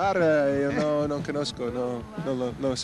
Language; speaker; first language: Italian; non-native, learner; English